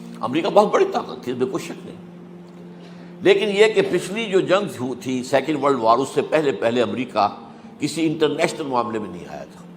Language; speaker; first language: Urdu; native; Urdu